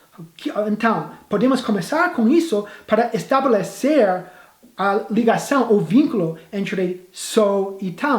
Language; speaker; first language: Portuguese; non-native, fluent; English